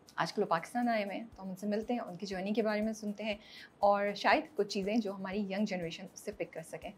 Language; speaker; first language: Urdu; native; Urdu